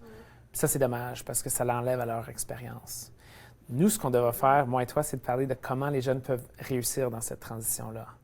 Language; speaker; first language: French; native; French